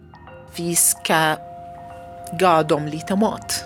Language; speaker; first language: Swedish; non-native, learner; Arabic